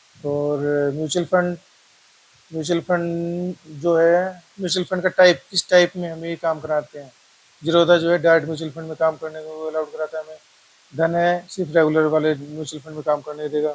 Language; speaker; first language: Hindi; native; Hindi